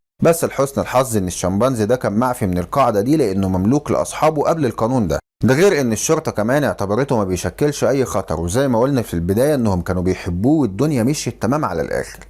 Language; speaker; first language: Arabic; native; Arabic